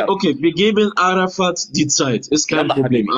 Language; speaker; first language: German; native; German